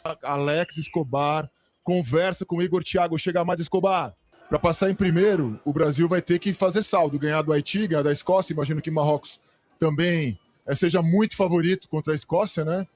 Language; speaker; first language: Portuguese; native; Portuguese